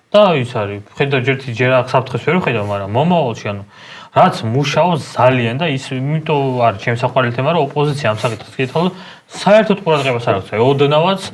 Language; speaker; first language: Georgian; non-native, local second language; Armenian